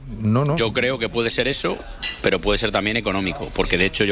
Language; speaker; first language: Spanish; native; Spanish